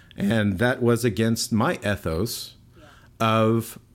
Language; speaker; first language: English; native; English